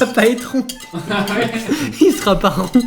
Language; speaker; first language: French; native; French